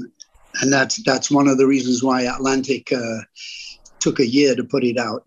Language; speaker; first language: English; native; English